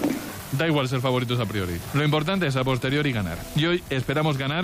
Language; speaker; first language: Spanish; native; Spanish